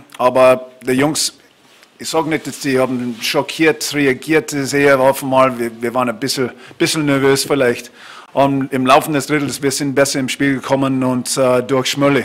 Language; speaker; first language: German; non-native, fluent; English